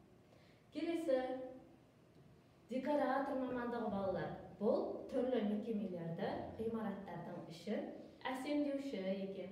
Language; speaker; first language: Kazakh; native; Kazakh